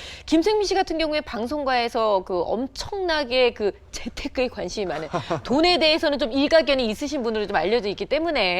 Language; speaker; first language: Korean; native; Korean